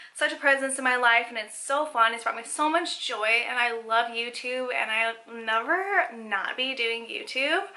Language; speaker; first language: English; native; English